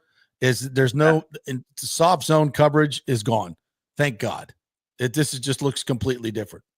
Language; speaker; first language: English; native; English